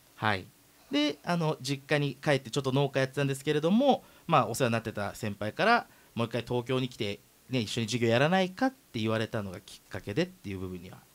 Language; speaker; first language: Japanese; native; Japanese